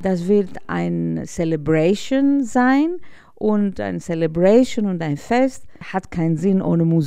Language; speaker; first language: German; non-native, fluent; Greek